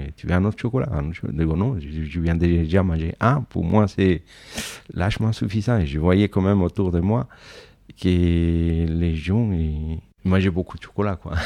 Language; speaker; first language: French; non-native, fluent; Spanish